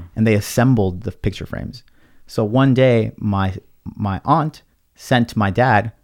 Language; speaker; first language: English; early bilingual, other home language; Spanish